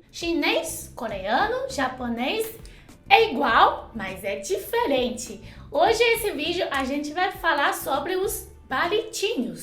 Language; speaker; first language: Portuguese; non-native, fluent; Chinese